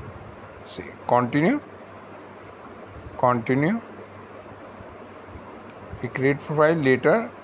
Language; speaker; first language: English; non-native, local second language; Hindi